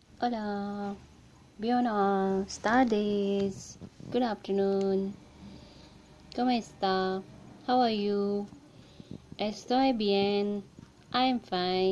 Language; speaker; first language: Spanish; non-native, learner; Hindi